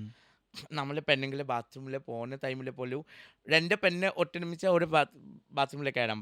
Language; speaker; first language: Malayalam; non-native, local second language; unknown